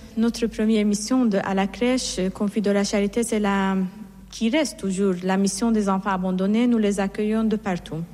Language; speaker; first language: French; non-native, fluent; Persian